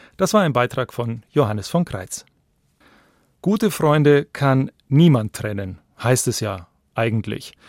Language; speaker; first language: German; native; German